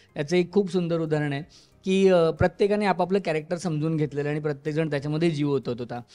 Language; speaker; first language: Marathi; native; Marathi